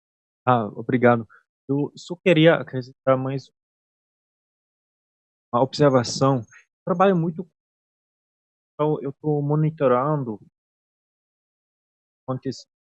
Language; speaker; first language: Portuguese; non-native, fluent; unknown